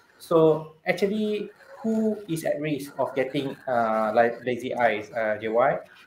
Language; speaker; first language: English; non-native, local second language; Malay